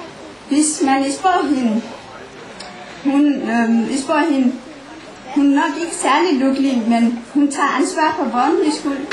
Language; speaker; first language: Danish; non-native, fluent; Nepali